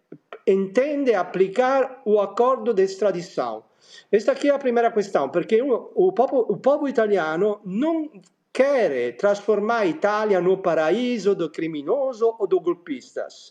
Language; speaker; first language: Portuguese; non-native, fluent; Italian